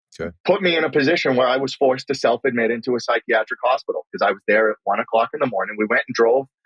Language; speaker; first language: English; native; English